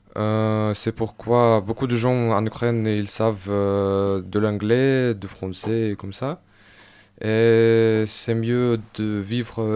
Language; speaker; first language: French; non-native, fluent; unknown